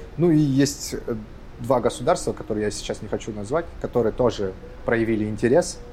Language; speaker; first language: Russian; non-native, local second language; Kazakh